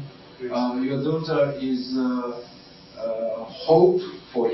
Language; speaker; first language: English; non-native, learner; Japanese